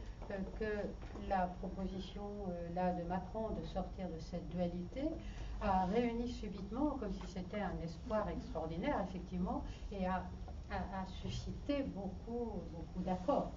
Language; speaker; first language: French; native; French